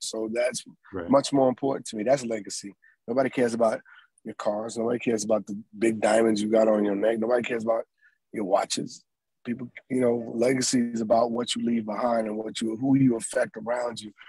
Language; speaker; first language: English; native; English